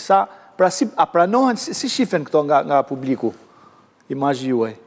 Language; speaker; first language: Albanian; native; Albanian